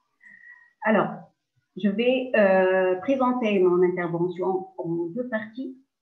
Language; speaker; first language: French; non-native, local second language; Arabic